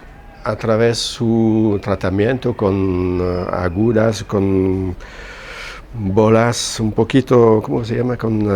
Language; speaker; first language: Spanish; non-native, learner; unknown